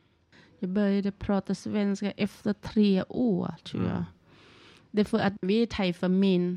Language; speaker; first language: Swedish; non-native, learner; Thai